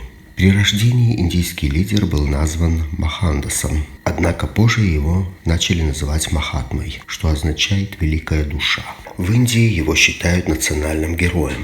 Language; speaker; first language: Russian; native; Russian